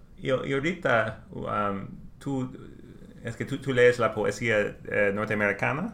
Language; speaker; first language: Spanish; non-native, learner; English